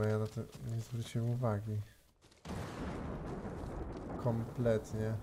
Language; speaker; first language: Polish; native; Polish